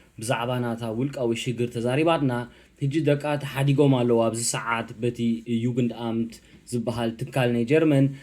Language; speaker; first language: Tigrinya; early bilingual, heritage; Tigrinya